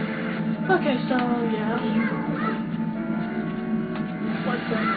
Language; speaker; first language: English; native; English